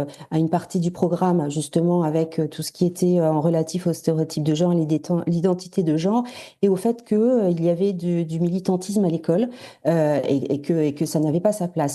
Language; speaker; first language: French; native; French